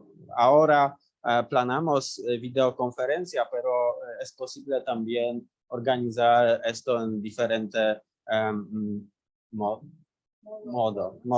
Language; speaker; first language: Spanish; non-native, learner; Polish